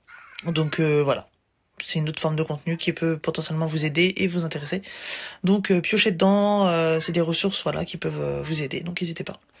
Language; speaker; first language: French; native; French